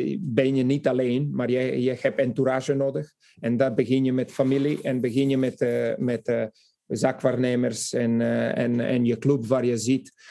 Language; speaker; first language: Dutch; non-native, fluent; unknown